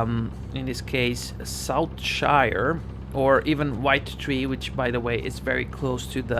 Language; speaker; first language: English; non-native, fluent; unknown